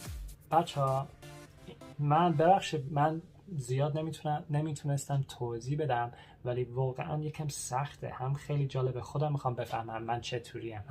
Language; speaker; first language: Persian; early bilingual, heritage; Persian